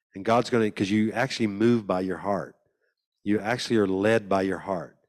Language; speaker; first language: English; native; English